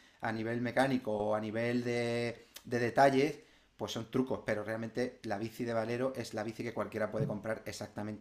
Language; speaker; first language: Spanish; native; Spanish